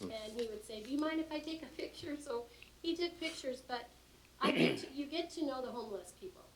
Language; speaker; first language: English; native; English